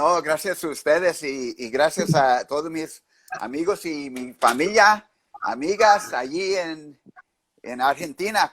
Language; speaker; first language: Spanish; early bilingual, heritage; English